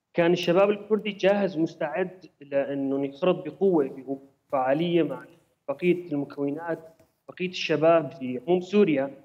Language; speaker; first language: Arabic; native; Arabic